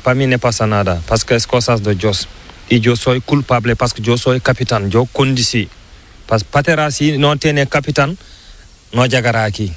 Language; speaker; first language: Spanish; non-native, learner; Fula